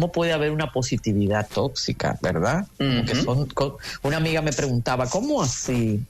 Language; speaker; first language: Spanish; native; Spanish